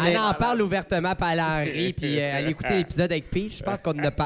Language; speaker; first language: French; native; French